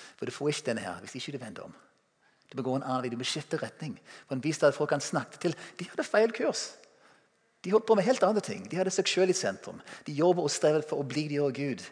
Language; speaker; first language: Norwegian; non-native, fluent; English